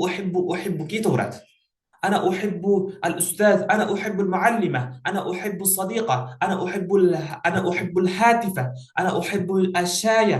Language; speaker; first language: Arabic; non-native, fluent; Uzbek